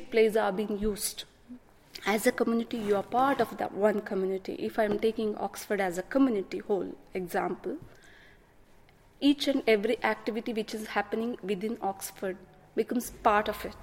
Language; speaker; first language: English; non-native, local second language; Kannada